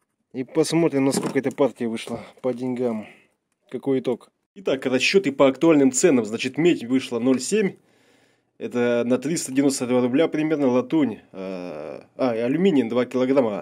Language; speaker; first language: Russian; native; Russian